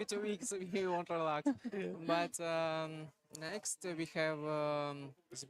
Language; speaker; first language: English; non-native, learner; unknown